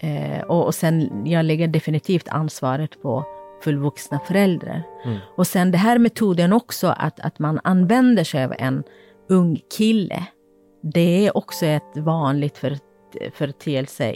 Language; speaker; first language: Swedish; non-native, fluent; Kurdish